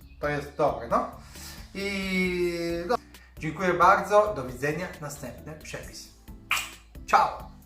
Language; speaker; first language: Polish; non-native, learner; Italian